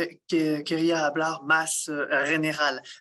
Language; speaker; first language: Spanish; non-native, learner; French